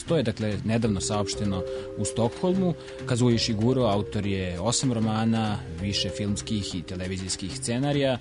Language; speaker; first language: Serbian; native; Serbian